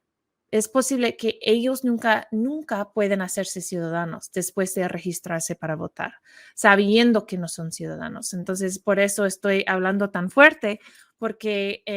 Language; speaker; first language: Spanish; non-native, learner; English